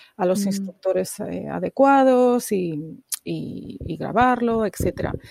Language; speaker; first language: Spanish; native; Spanish